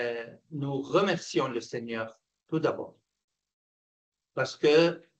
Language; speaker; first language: French; non-native, fluent; Arabic